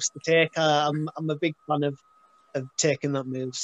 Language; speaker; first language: English; native; English